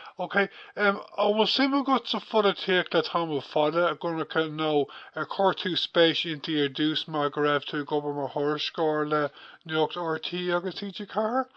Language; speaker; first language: Irish; non-native, local second language; English